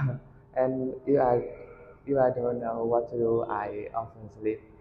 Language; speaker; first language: English; non-native, learner; Vietnamese